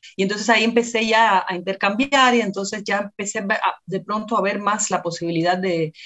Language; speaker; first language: Spanish; native; Spanish